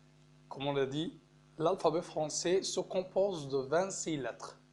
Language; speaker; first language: French; non-native, fluent; Arabic